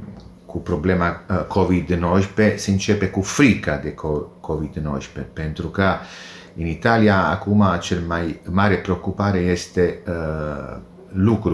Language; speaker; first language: Romanian; non-native, learner; Italian